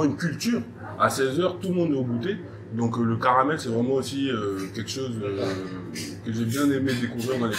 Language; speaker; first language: French; native; French